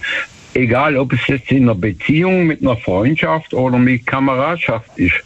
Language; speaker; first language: German; native; German